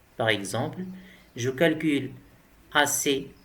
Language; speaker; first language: French; non-native, local second language; Arabic